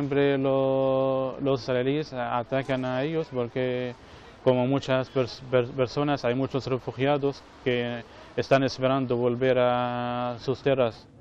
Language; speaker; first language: Spanish; non-native, fluent; Arabic